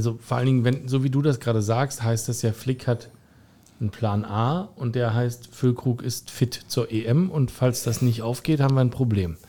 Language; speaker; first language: German; native; German